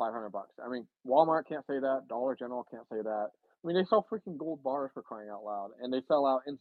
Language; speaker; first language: English; native; English